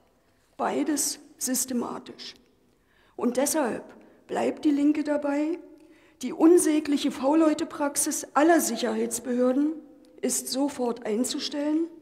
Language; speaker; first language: German; native; German